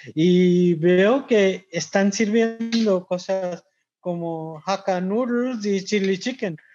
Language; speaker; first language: Spanish; non-native, fluent; Bangla